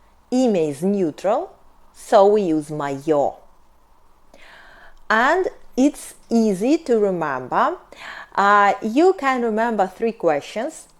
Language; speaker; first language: English; non-native, fluent; Russian